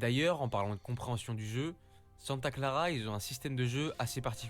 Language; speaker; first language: French; native; French